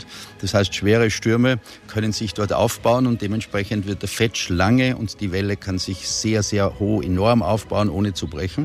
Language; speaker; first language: German; native; German